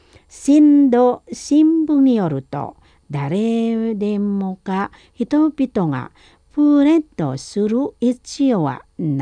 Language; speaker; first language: Japanese; non-native, fluent; Indonesian